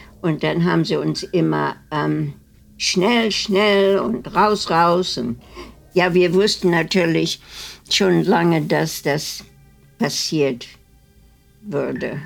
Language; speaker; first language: German; non-native, fluent; Dutch